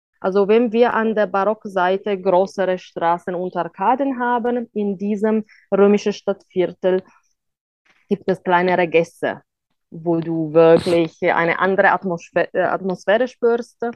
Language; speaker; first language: German; non-native, fluent; Italian